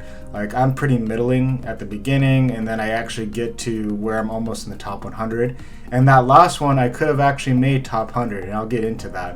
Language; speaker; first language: English; native; English